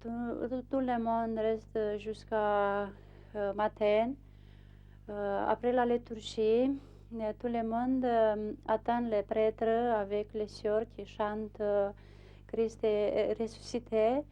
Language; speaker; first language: French; non-native, learner; Romanian